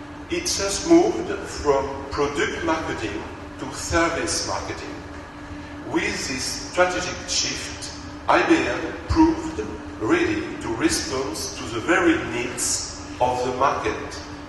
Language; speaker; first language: English; non-native, fluent; French